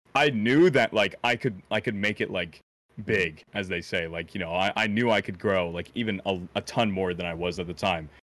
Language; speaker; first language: English; native; English